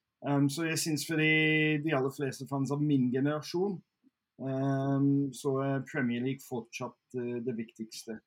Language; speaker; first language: Norwegian; non-native, fluent; English